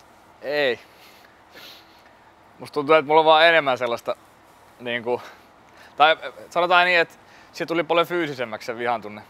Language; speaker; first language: Finnish; native; Finnish